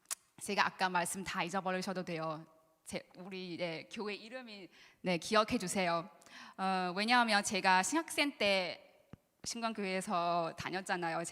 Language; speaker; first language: Korean; non-native, learner; Chinese